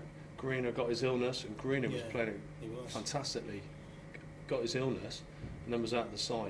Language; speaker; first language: English; native; English